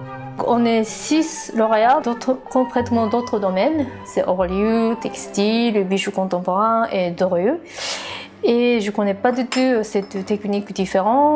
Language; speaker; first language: French; non-native, learner; Japanese